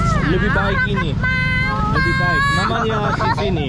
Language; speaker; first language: Indonesian; non-native, learner; German